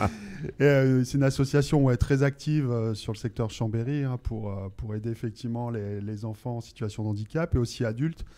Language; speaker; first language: French; native; French